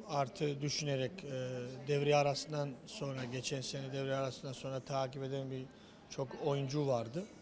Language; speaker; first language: Turkish; non-native, fluent; Georgian